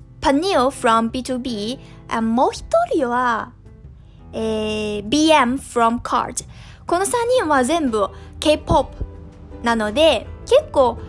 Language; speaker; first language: Japanese; non-native, fluent; Chinese